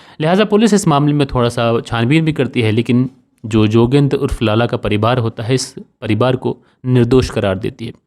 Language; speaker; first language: Hindi; native; Hindi